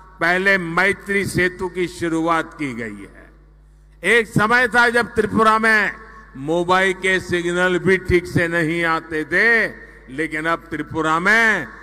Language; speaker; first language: Hindi; non-native, local second language; Gujarati